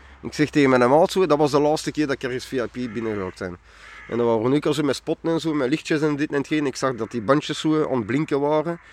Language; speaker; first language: Dutch; non-native, local second language; French